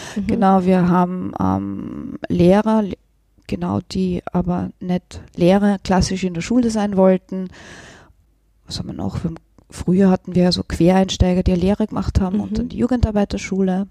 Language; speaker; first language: German; native; German